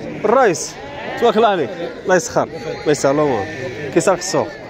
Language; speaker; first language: Arabic; native; Arabic